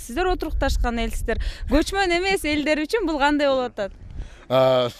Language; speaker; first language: Kyrgyz; native; Kyrgyz